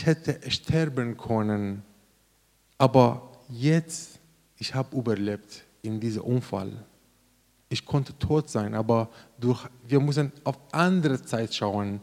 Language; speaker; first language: German; non-native, learner; Persian